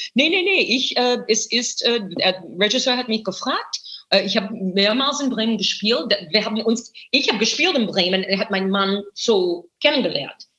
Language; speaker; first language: German; non-native, fluent; English